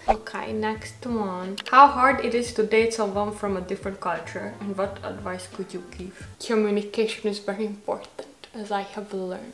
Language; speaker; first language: English; non-native, fluent; Hungarian